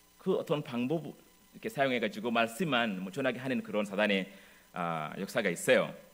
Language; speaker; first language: Korean; non-native, fluent; English